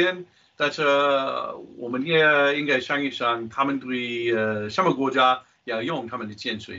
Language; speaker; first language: Chinese; non-native, fluent; English